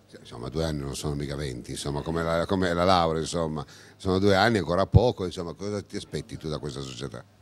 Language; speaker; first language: Italian; native; Italian